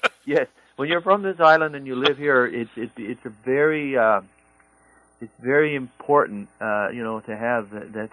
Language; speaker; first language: English; native; English